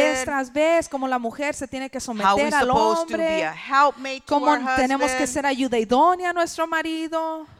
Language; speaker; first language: Spanish; early bilingual, heritage; English